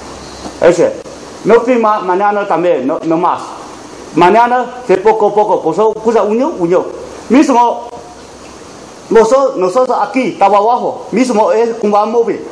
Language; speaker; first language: Spanish; non-native, learner; Chinese